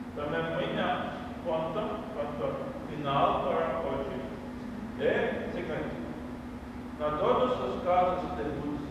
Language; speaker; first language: Portuguese; non-native, learner; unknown